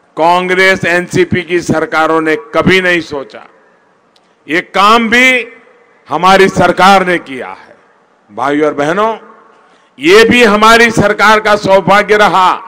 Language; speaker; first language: Hindi; non-native, local second language; Gujarati